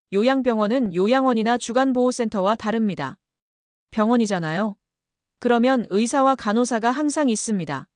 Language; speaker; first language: Korean; native; Korean